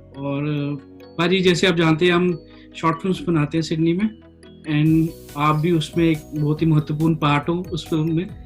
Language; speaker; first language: Hindi; non-native, local second language; Punjabi